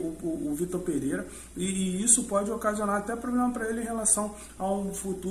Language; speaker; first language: Portuguese; native; Portuguese